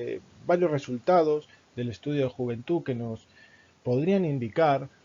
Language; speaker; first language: Spanish; native; Spanish